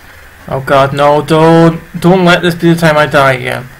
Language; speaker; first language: English; native; English